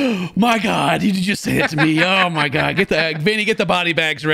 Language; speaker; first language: English; native; English